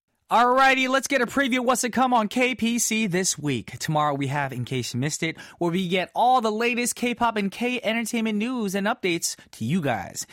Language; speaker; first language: English; early bilingual, other home language; Korean